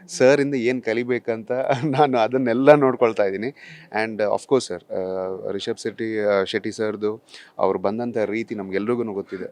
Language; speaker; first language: Kannada; non-native, local second language; Tulu